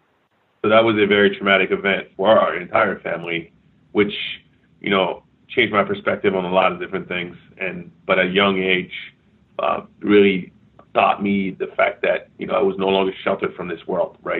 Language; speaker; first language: English; early bilingual, other home language; French